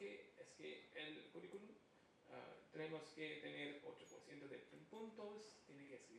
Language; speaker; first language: Spanish; non-native, fluent; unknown